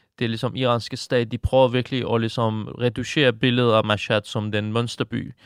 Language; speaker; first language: Danish; non-native, fluent; Persian